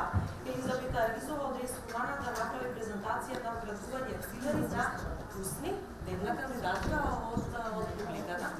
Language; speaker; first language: Macedonian; native; Macedonian